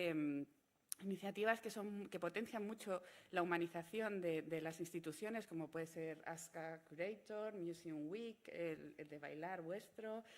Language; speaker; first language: Spanish; native; Spanish